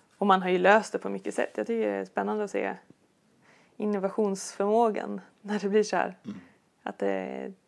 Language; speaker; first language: Swedish; native; Swedish